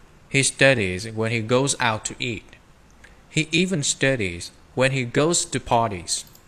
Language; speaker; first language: English; non-native, fluent; Vietnamese